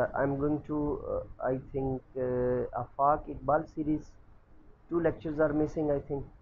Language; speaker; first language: English; non-native, local second language; Urdu